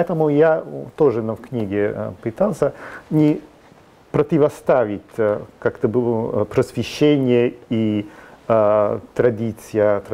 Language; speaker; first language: Russian; non-native, fluent; Italian